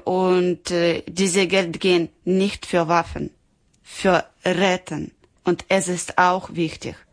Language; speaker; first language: German; non-native, learner; Ukrainian